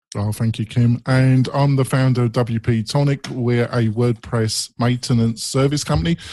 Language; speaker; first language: English; native; English